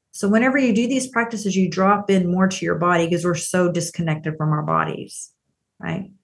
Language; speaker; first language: English; native; English